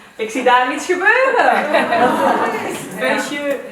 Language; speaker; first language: Dutch; early bilingual, other home language; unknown